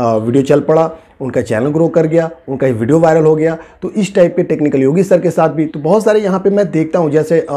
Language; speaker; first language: Hindi; native; Hindi